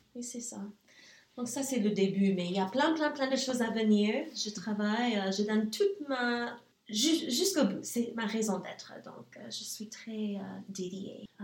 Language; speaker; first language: French; non-native, fluent; English